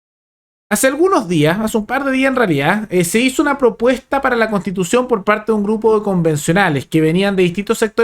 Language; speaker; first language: Spanish; native; Spanish